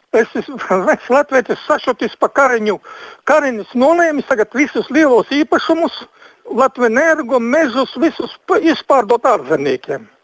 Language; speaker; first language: Latvian; non-native, local second language; Russian